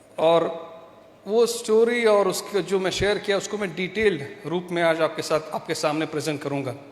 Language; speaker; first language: Hindi; non-native, local second language; Malayalam